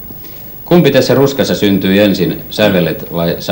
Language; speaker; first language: Finnish; native; Finnish